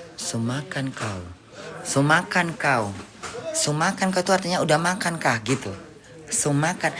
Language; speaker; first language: Indonesian; native; Indonesian